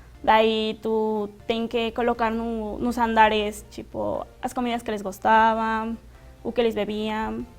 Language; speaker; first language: Portuguese; non-native, fluent; Spanish